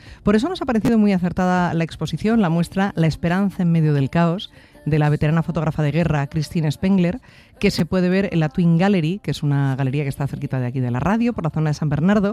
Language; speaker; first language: Spanish; native; Spanish